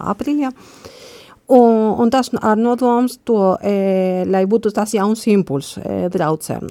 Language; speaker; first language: Latvian; non-native, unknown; Spanish